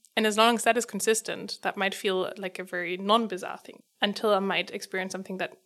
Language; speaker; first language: English; non-native, fluent; German